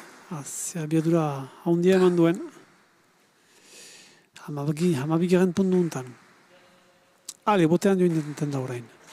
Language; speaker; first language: Basque; native; Basque